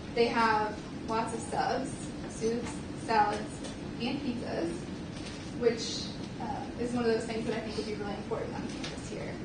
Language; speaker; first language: English; native; English